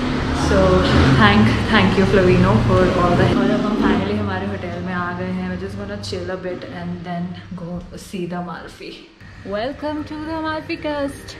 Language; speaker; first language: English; non-native, local second language; Hindi